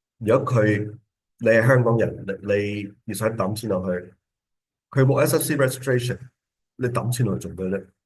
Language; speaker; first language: Cantonese; early bilingual, heritage; Cantonese